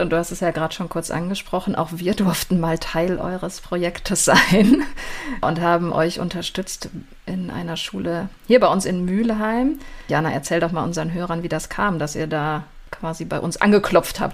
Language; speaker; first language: German; native; German